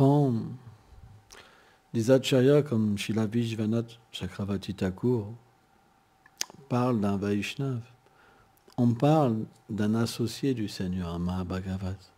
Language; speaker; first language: French; native; French